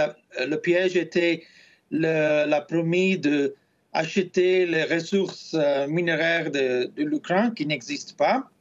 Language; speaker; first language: French; non-native, fluent; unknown